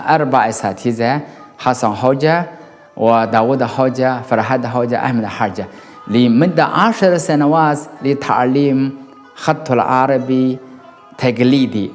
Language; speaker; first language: Arabic; non-native, learner; Chinese